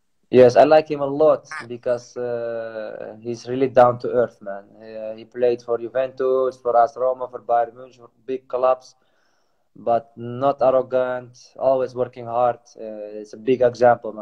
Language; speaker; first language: English; non-native, fluent; Arabic